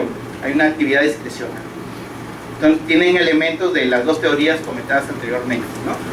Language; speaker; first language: Spanish; native; Spanish